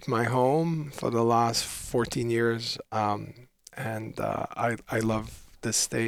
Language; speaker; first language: English; non-native, fluent; Bosnian